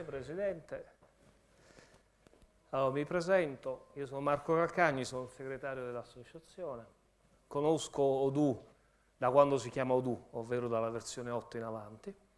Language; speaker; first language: Italian; native; Italian